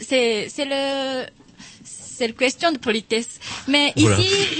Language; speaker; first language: French; non-native, learner; Japanese